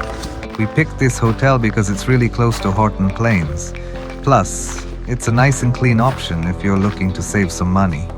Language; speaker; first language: English; non-native, local second language; Sinhala